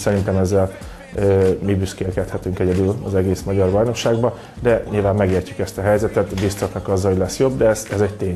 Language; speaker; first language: Hungarian; native; Hungarian